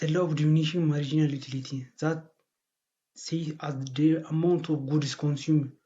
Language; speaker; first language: English; non-native, local second language; Amharic